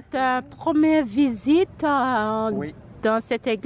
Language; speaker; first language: French; non-native, learner; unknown